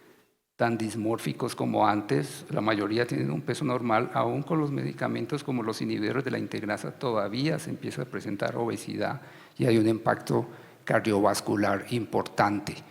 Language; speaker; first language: Spanish; native; Spanish